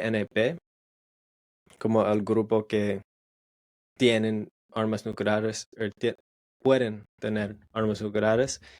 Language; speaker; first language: Spanish; non-native, learner; English